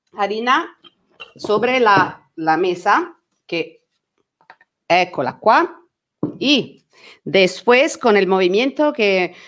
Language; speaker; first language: Spanish; non-native, learner; Italian